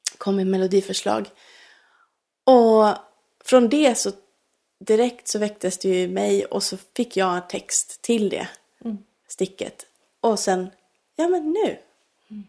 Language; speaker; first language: Swedish; native; Swedish